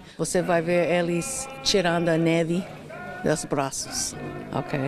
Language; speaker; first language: Portuguese; non-native, learner; English